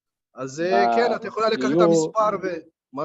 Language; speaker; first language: Hebrew; early bilingual, other home language; Amharic